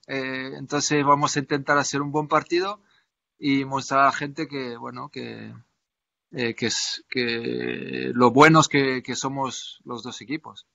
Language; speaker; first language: Spanish; non-native, fluent; French